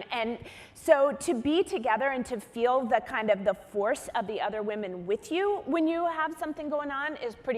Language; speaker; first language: English; native; English